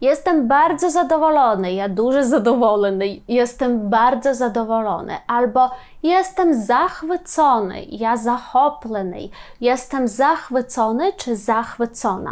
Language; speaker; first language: Polish; non-native, fluent; Ukrainian